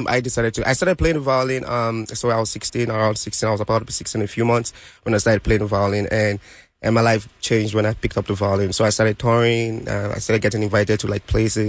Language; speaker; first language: English; non-native, local second language; Yoruba